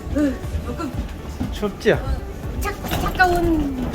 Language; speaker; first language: Korean; non-native, learner; Vietnamese